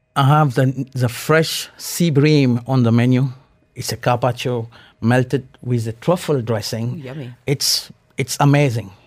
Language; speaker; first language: English; non-native, fluent; Morisyen